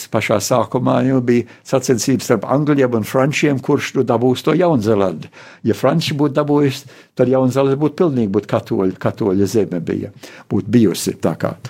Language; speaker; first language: Latvian; early bilingual, heritage; Latvian